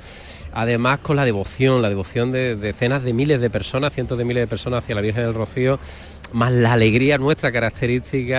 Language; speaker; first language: Spanish; native; Spanish